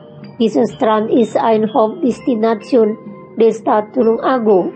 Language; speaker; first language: German; non-native, fluent; Indonesian